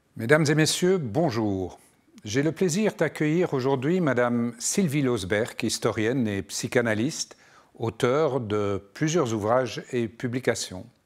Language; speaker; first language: French; non-native, local second language; Arabic